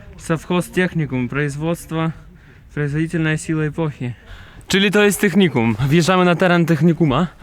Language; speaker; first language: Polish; non-native, fluent; Russian